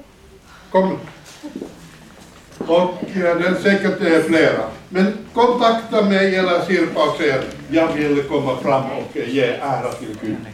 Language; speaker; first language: Swedish; non-native, fluent; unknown